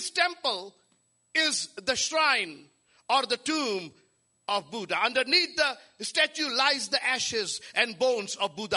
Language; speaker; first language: English; non-native, local second language; Hindi